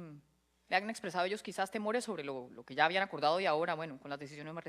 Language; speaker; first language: Spanish; native; Spanish